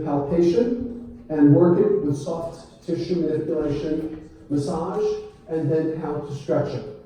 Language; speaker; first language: English; native; English